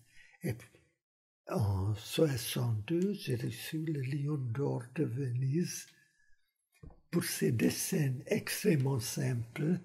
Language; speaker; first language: French; non-native, fluent; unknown